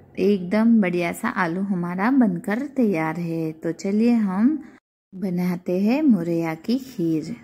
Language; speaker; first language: Hindi; non-native, local second language; Gujarati